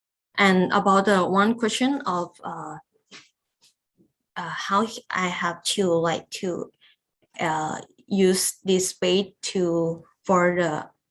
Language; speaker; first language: English; non-native, learner; Lao